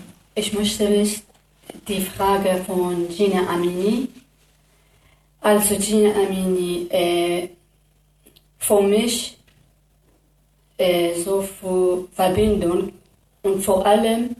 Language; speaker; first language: German; non-native, learner; Kurdish